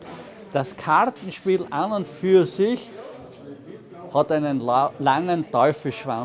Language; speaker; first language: German; native; German